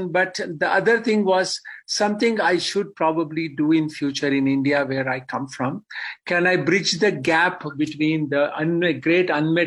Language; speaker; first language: English; non-native, local second language; Kannada